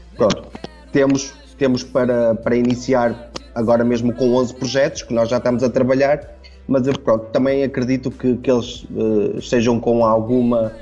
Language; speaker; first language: Portuguese; native; Portuguese